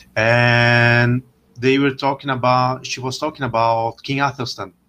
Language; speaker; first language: English; non-native, fluent; Portuguese